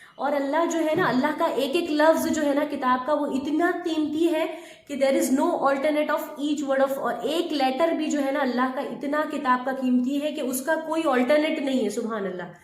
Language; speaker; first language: Urdu; native; Urdu